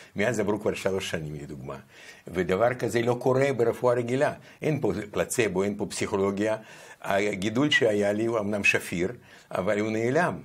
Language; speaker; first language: Hebrew; non-native, fluent; Russian